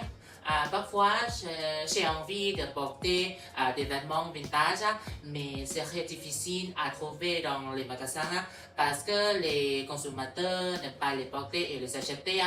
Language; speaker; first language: French; non-native, learner; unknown